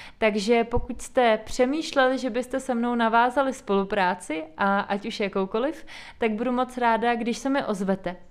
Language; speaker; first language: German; non-native, fluent; Czech